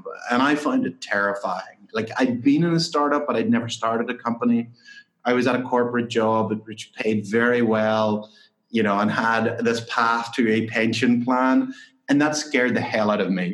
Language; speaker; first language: English; native; English